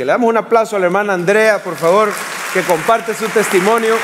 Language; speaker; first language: Spanish; native; Spanish